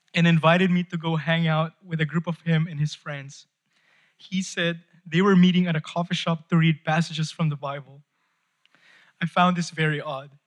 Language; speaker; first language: English; non-native, local second language; Filipino